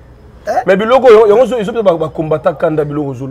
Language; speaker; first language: French; non-native, local second language; Lingala